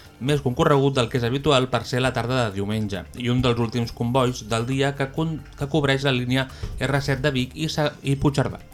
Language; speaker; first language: Catalan; native; Catalan